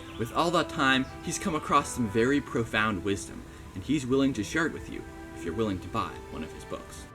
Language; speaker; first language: English; native; English